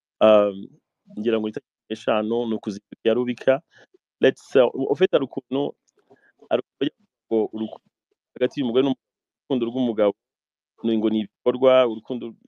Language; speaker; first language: Kinyarwanda; early bilingual, heritage; Kinyarwanda